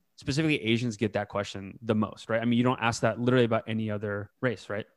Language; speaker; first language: English; native; English